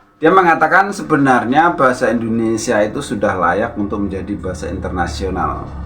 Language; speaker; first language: Indonesian; native; Indonesian